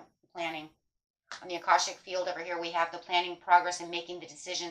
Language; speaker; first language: English; native; English